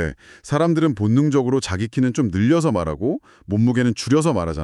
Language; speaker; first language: Korean; native; Korean